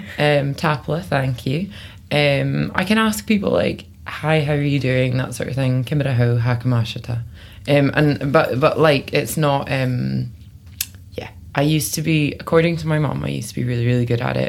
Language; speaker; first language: English; native; English